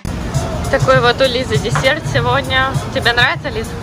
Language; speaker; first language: Russian; native; Russian